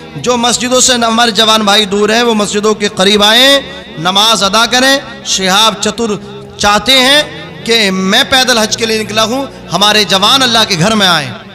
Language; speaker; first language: Urdu; native; Urdu